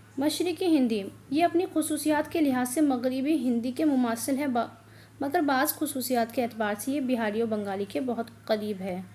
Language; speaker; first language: Urdu; native; Urdu